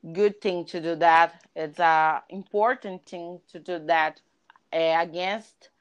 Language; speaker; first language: English; non-native, learner; Portuguese